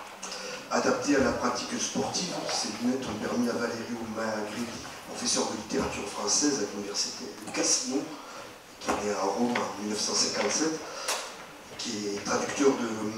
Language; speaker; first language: French; native; French